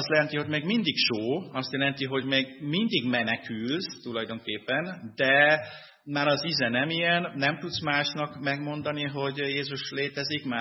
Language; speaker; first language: Hungarian; non-native, fluent; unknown